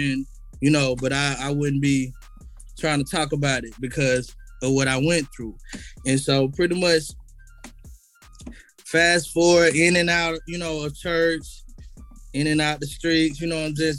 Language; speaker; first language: English; native; English